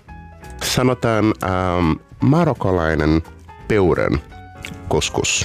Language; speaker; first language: Finnish; non-native, learner; Portuguese